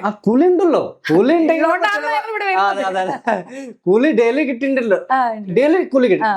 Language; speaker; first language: Malayalam; non-native, local second language; Bangla